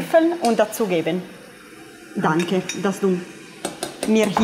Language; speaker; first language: German; non-native, fluent; Italian